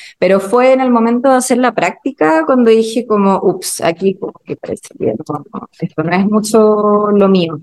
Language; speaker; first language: Spanish; native; Spanish